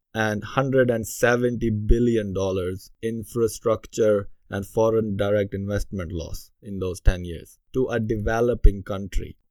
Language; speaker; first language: English; non-native, local second language; Urdu